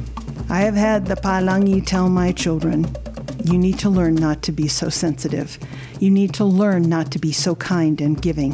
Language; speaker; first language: English; native; English